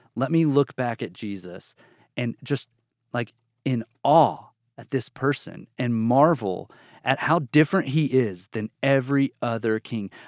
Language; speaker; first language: English; native; English